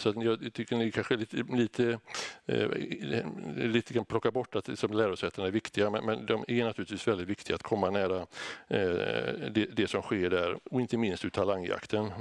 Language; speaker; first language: Swedish; native; Swedish